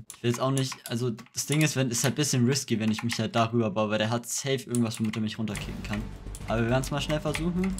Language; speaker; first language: German; native; German